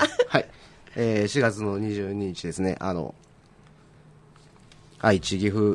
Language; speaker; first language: Japanese; native; Japanese